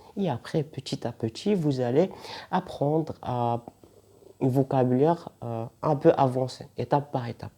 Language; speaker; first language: French; non-native, local second language; Arabic